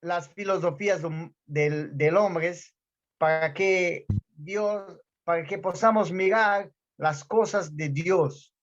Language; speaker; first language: Spanish; non-native, fluent; Portuguese